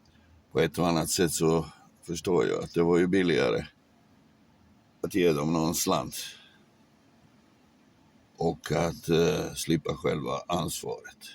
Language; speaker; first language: Swedish; non-native, fluent; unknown